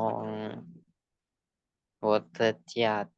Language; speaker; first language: Chinese; non-native, learner; Indonesian